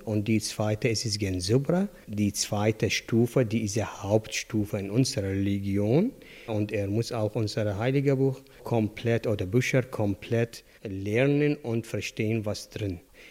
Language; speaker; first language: German; non-native, fluent; Arabic